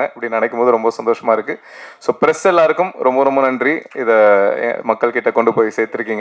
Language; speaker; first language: Tamil; native; Tamil